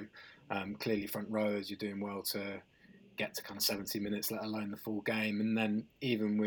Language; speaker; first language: English; native; English